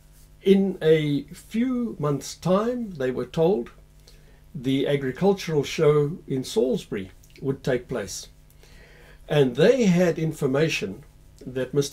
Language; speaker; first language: English; native; English